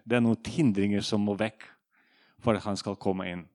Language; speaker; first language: Norwegian; non-native, fluent; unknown